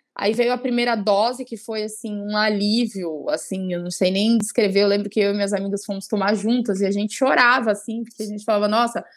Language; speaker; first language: Portuguese; native; Portuguese